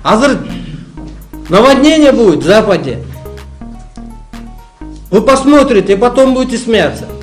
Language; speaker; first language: Russian; non-native, local second language; Kyrgyz